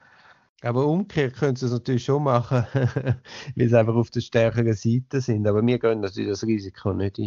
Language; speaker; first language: German; native; German